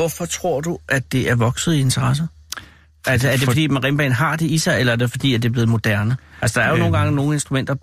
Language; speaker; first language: Danish; native; Danish